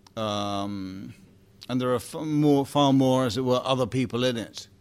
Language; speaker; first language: English; native; English